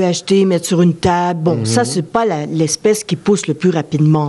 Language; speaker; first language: French; native; French